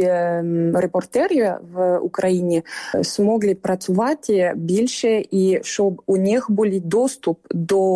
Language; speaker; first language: Ukrainian; non-native, fluent; French